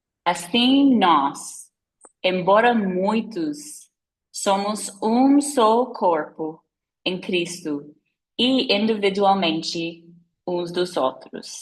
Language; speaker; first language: Portuguese; non-native, fluent; English